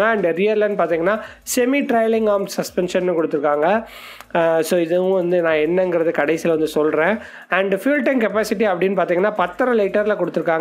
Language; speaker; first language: Tamil; native; Tamil